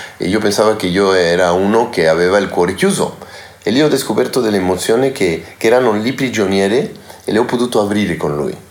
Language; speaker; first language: Italian; non-native, learner; Spanish